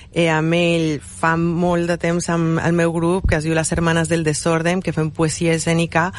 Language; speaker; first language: Catalan; non-native, fluent; Spanish